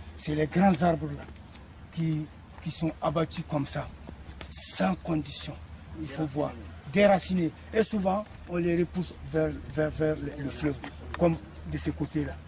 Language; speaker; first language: French; non-native, local second language; Bambara